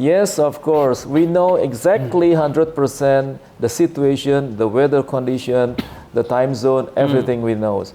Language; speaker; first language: English; non-native, learner; Indonesian